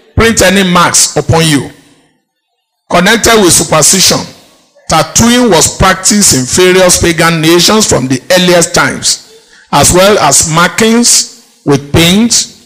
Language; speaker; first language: English; non-native, local second language; Yoruba